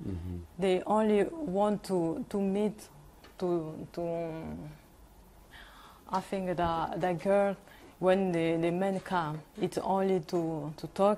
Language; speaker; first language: English; non-native, learner; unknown